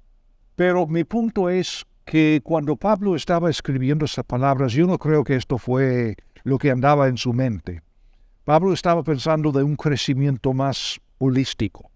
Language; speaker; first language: Spanish; non-native, fluent; English